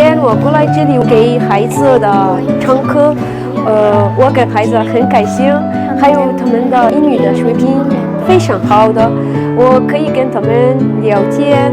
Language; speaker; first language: Chinese; non-native, fluent; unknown